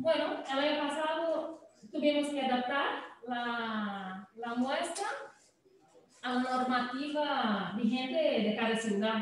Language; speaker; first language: Spanish; non-native, fluent; Portuguese